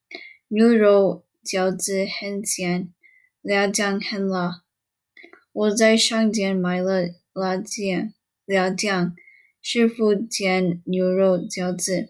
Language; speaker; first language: Chinese; non-native, learner; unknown